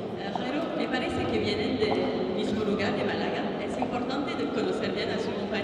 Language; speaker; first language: Spanish; non-native, fluent; French